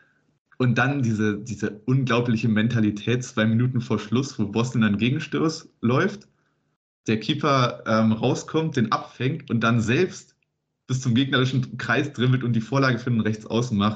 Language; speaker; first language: German; native; German